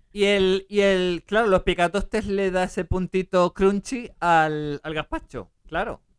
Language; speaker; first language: Spanish; early bilingual, other home language; German